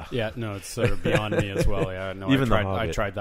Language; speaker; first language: English; native; English